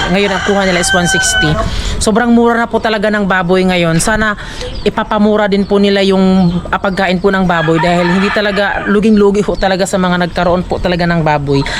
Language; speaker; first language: Filipino; non-native, local second language; Cebuano